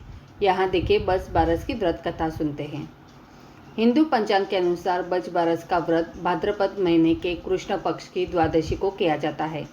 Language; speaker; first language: Hindi; native; Hindi